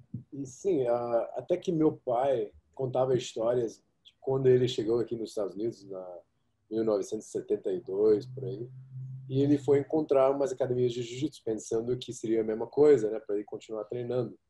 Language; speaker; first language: Portuguese; early bilingual, heritage; Portuguese